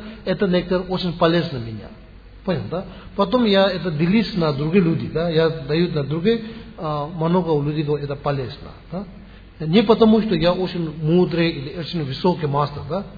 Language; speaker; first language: Russian; non-native, learner; Tibetan